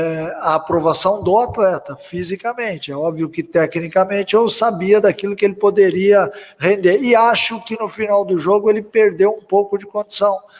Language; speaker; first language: Portuguese; native; Portuguese